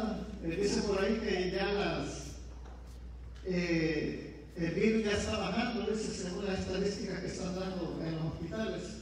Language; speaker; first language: Spanish; native; Spanish